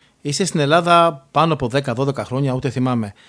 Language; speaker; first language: Greek; native; Greek